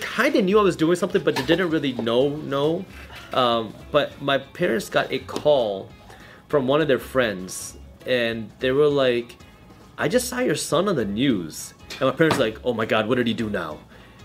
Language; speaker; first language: English; early bilingual, other home language; Punjabi